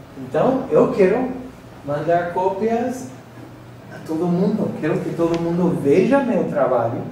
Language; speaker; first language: Portuguese; non-native, learner; English